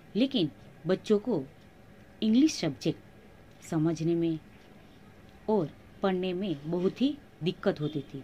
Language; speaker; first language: Hindi; non-native, local second language; Gujarati